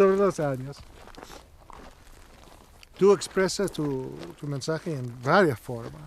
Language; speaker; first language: Spanish; non-native, learner; English